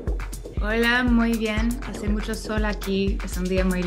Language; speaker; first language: Spanish; non-native, fluent; Italian